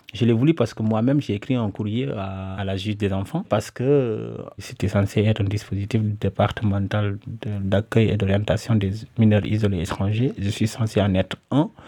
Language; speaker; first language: French; non-native, local second language; Wolof